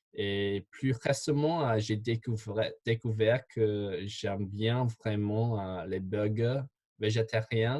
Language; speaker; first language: French; non-native, fluent; English